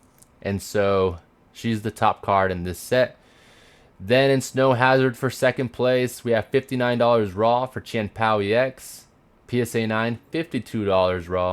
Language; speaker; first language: English; native; English